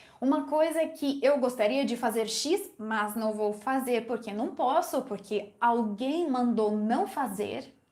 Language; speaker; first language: Portuguese; non-native, fluent; Ukrainian